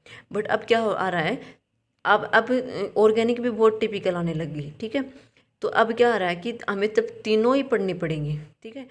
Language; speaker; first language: Hindi; native; Hindi